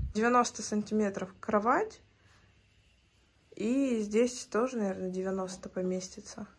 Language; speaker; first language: Russian; native; Russian